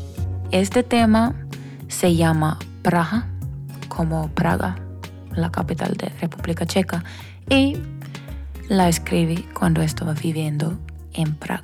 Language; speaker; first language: Spanish; non-native, fluent; Finnish